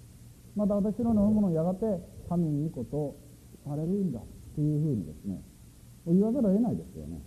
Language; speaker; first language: Japanese; native; Japanese